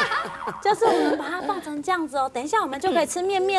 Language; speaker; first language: Chinese; native; Chinese